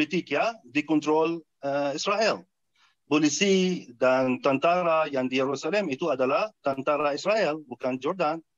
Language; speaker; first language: Indonesian; non-native, fluent; Arabic